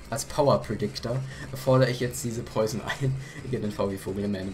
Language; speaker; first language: German; native; German